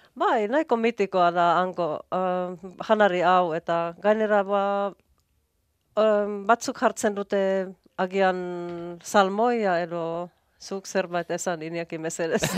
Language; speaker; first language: Basque; non-native, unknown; Finnish